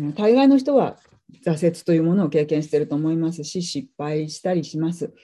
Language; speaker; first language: Japanese; native; Japanese